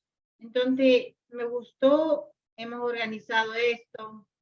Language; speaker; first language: Spanish; non-native, local second language; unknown